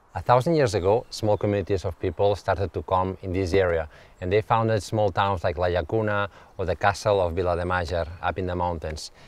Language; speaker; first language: English; non-native, fluent; Catalan